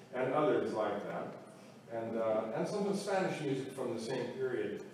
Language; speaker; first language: English; native; English